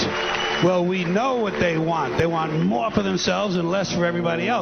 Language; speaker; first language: English; native; English